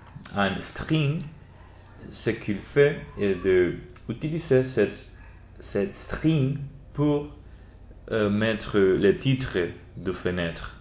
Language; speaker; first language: French; non-native, learner; Spanish